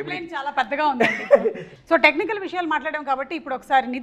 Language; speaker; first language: Telugu; native; Telugu